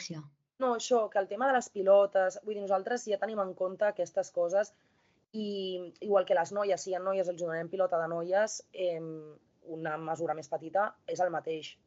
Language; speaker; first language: Catalan; native; Catalan